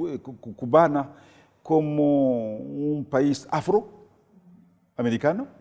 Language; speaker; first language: Spanish; non-native, fluent; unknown